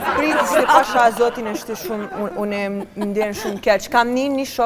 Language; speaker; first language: Albanian; non-native, learner; Romanian